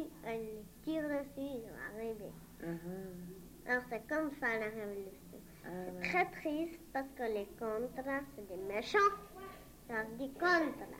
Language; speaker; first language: French; early bilingual, heritage; Spanish